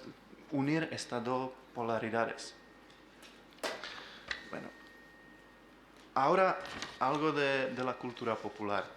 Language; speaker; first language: Spanish; non-native, learner; Czech